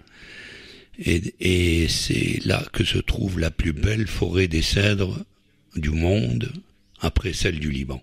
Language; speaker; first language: French; native; French